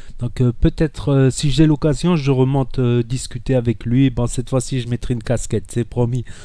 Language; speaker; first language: French; native; French